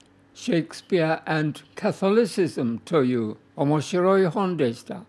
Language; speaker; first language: Japanese; non-native, fluent; English